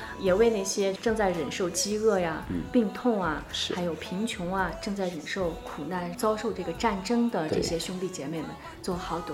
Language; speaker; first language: Chinese; native; Chinese